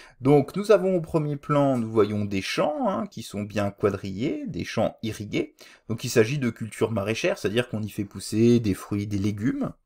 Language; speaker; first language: French; native; French